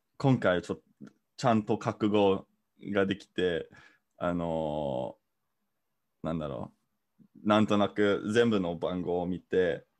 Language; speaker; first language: Japanese; non-native, fluent; English